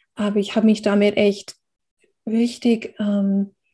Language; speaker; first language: German; non-native, fluent; English